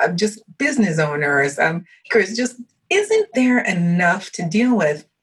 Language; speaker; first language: English; early bilingual, other home language; French